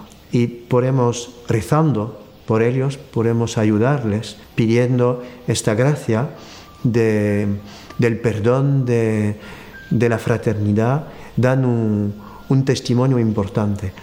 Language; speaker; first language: Spanish; non-native, fluent; French